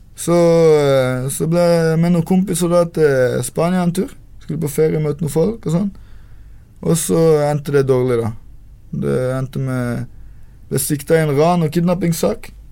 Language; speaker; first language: Norwegian; native; Norwegian